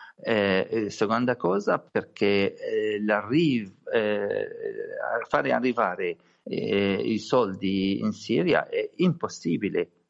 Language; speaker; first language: Italian; non-native, learner; Arabic